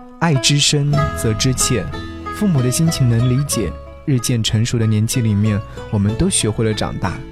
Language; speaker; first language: Chinese; native; Chinese